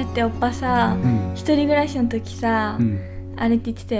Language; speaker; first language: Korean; non-native, learner; Japanese